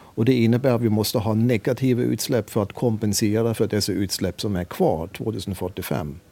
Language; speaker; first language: Swedish; non-native, fluent; German